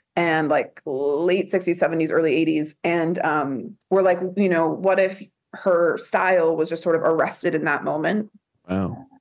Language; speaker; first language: English; native; English